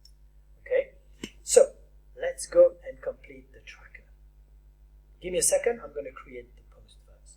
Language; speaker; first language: English; native; English